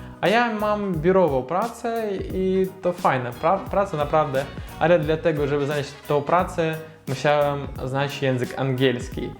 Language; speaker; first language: Polish; non-native, learner; Russian